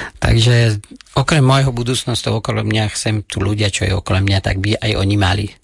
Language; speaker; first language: Slovak; non-native, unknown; Persian